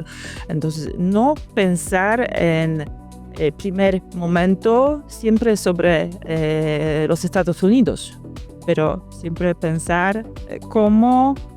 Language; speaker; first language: Spanish; non-native, fluent; Polish